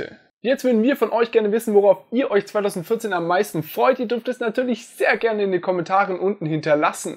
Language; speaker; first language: German; native; German